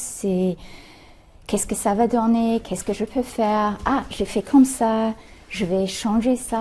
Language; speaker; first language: French; non-native, fluent; English